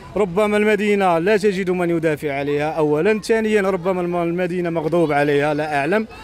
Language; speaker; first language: Arabic; native; Arabic